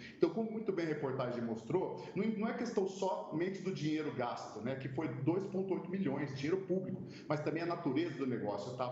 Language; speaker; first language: Portuguese; native; Portuguese